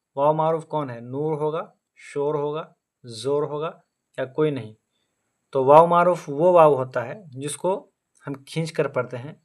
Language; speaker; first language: Hindi; native; Hindi